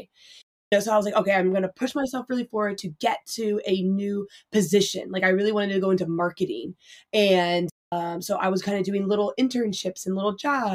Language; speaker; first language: English; native; English